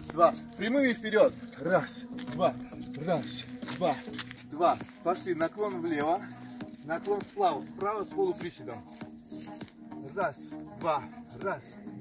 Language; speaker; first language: Russian; native; Russian